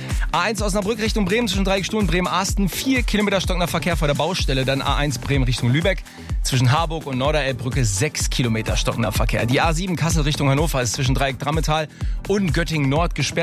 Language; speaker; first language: German; native; German